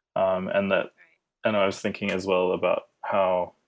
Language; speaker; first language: English; native; English